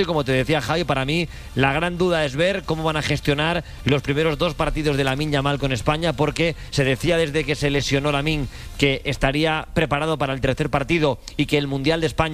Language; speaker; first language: Spanish; native; Spanish